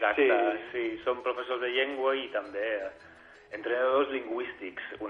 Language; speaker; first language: Catalan; non-native, fluent; English